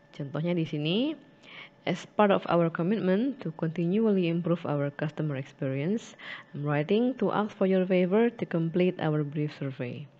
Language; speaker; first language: English; non-native, fluent; Indonesian